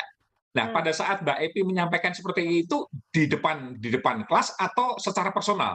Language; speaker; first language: Malay; native; Malay